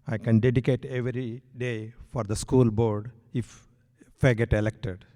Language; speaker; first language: English; non-native, local second language; Telugu